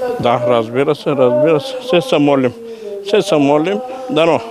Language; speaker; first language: Bulgarian; non-native, local second language; Turkish